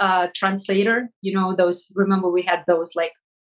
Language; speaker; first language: English; non-native, fluent; Russian